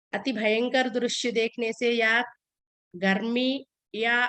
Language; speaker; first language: Hindi; non-native, local second language; Telugu